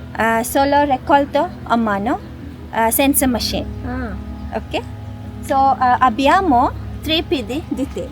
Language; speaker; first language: Italian; non-native, learner; Sinhala